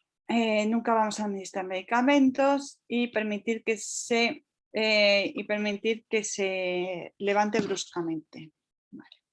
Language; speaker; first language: Spanish; native; Spanish